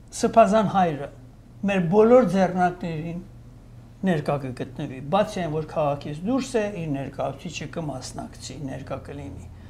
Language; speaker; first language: Armenian; native; Armenian